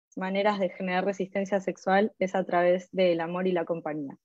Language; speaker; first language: Spanish; native; Spanish